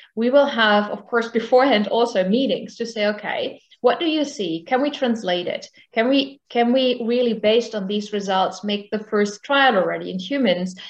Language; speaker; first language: English; non-native, fluent; German